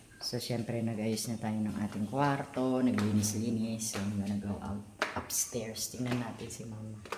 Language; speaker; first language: Filipino; native; Filipino